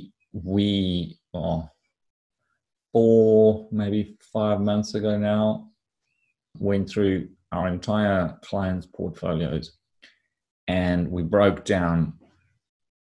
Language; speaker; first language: English; native; English